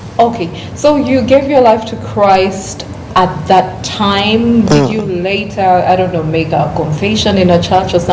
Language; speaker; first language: English; non-native, local second language; Ganda